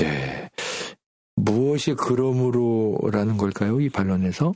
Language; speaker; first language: Korean; native; Korean